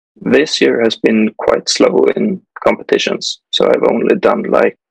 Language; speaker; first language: English; non-native, fluent; Swedish